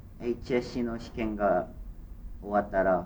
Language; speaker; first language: Japanese; non-native, learner; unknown